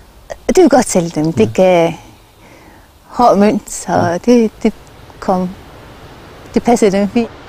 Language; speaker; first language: Danish; non-native, local second language; Faroese